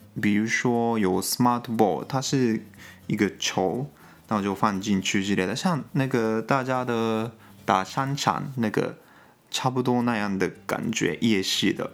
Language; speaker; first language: Chinese; non-native, fluent; Japanese